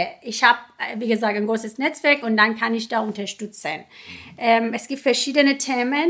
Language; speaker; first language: German; non-native, fluent; Persian